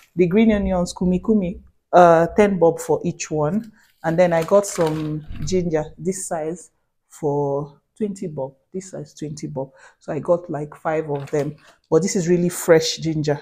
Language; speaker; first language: English; non-native, local second language; Hausa